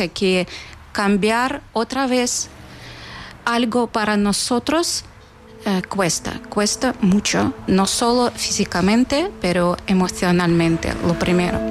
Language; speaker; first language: Spanish; non-native, fluent; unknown